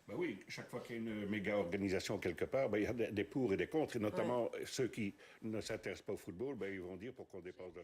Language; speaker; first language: French; native; French